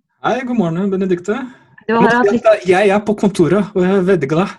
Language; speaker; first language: Norwegian; non-native, fluent; Portuguese